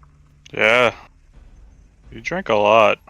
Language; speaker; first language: English; native; English